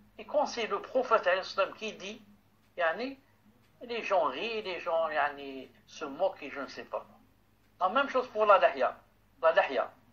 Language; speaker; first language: French; non-native, local second language; Arabic